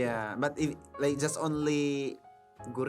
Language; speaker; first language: English; non-native, learner; Filipino